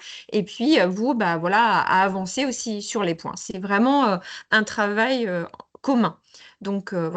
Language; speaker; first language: French; native; French